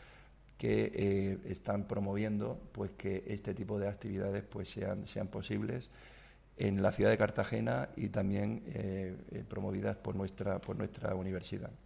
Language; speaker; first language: Spanish; native; Spanish